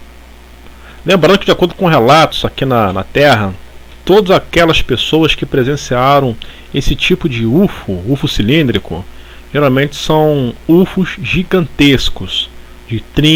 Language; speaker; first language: Portuguese; native; Portuguese